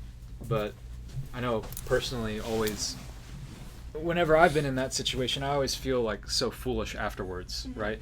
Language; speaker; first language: English; native; English